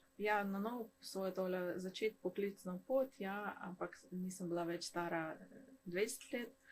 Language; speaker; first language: Slovenian; non-native, fluent; Kazakh